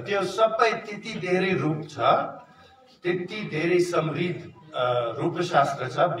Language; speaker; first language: Nepali; non-native, fluent; Dutch